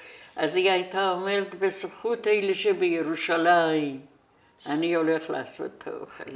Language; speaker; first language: Hebrew; non-native, fluent; Persian